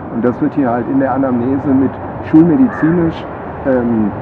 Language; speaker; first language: German; native; German